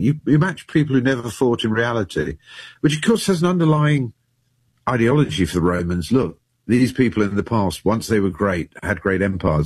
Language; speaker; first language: English; native; English